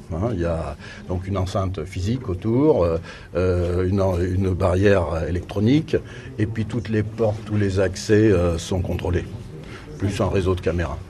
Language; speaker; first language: French; native; French